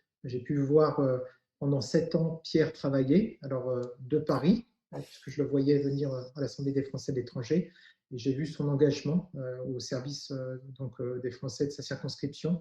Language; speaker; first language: French; native; French